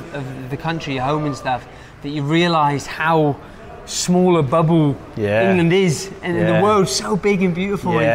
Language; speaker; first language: English; native; English